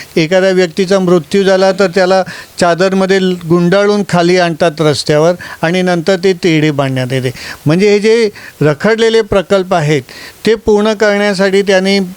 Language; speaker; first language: Marathi; non-native, local second language; Gujarati